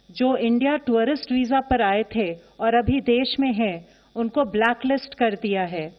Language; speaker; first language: Hindi; native; Hindi